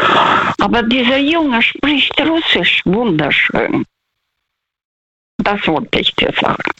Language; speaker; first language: German; non-native, fluent; Russian